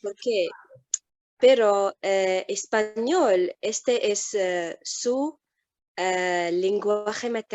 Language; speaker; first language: Spanish; non-native, learner; English